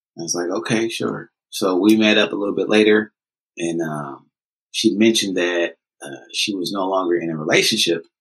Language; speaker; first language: English; native; English